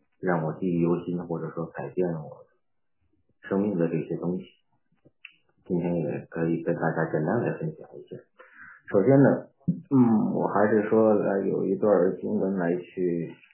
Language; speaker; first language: Chinese; native; Chinese